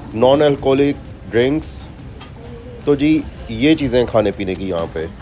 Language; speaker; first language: Urdu; native; Urdu